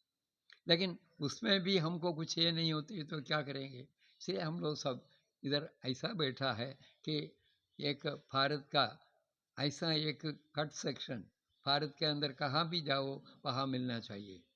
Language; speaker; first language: Hindi; non-native, local second language; Malayalam